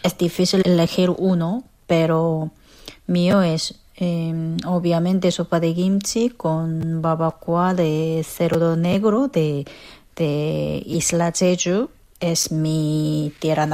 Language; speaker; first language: Spanish; non-native, learner; Korean